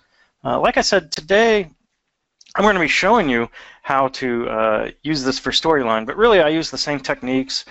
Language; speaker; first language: English; native; English